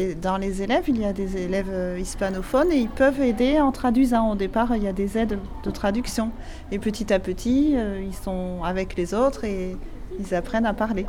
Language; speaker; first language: French; native; French